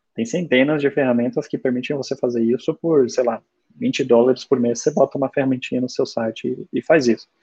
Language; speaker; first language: Portuguese; early bilingual, other home language; German